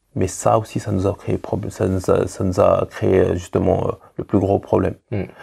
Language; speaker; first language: French; native; French